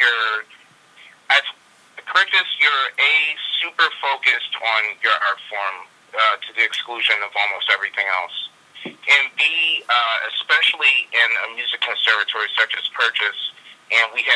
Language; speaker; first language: English; native; English